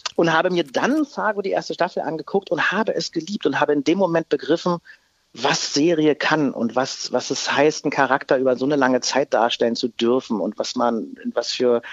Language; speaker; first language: German; native; German